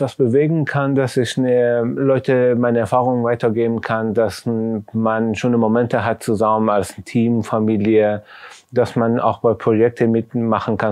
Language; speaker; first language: German; non-native, fluent; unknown